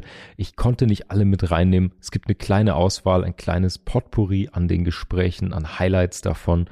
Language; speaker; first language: German; native; German